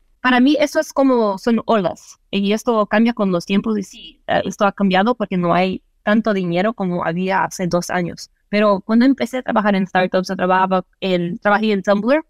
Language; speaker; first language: Spanish; non-native, fluent; Portuguese